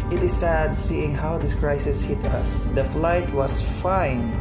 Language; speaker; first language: English; non-native, local second language; Cebuano